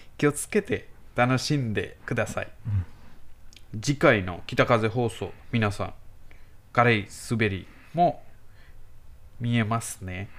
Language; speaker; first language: Japanese; non-native, learner; Bangla